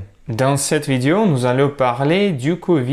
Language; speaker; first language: French; non-native, learner; Russian